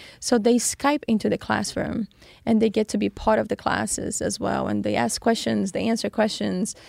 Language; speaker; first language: English; non-native, fluent; Portuguese